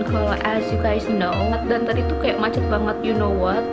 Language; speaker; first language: English; non-native, fluent; Indonesian